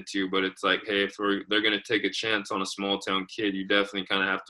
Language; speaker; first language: English; native; English